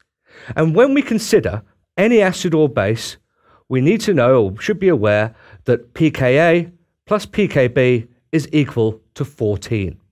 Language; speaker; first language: English; native; English